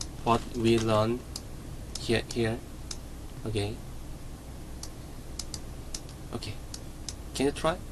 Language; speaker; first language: English; non-native, learner; Korean